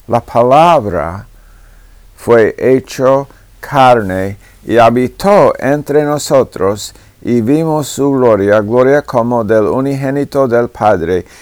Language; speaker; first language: Spanish; non-native, fluent; English